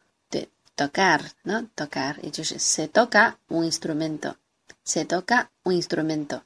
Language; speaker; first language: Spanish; non-native, fluent; Chinese